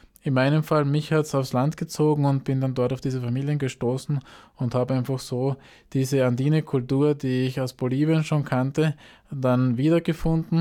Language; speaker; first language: German; native; German